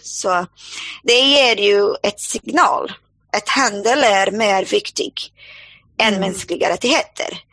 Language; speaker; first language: Swedish; non-native, fluent; Portuguese